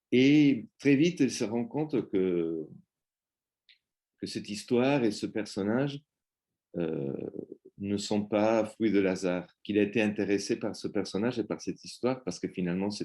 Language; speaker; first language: French; non-native, fluent; Spanish